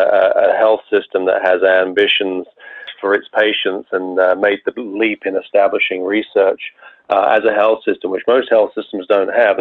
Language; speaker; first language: English; native; English